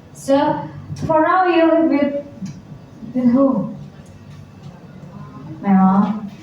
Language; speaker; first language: English; non-native, learner; Indonesian